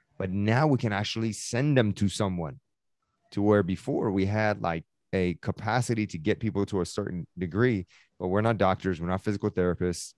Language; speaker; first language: English; early bilingual, other home language; Persian